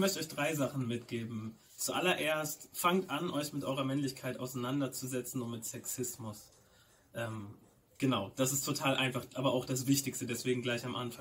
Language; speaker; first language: German; native; German